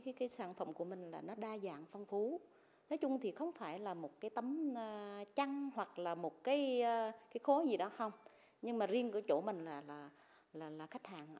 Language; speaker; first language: Vietnamese; non-native, local second language; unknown